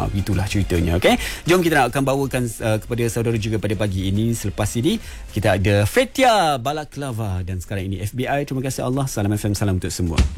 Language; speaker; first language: Malay; native; Malay